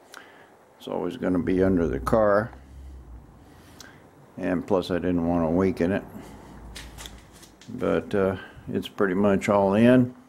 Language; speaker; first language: English; native; English